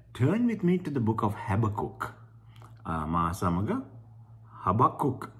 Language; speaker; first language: English; non-native, local second language; Sinhala